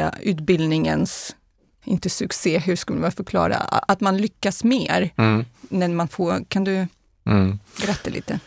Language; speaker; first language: Swedish; non-native, fluent; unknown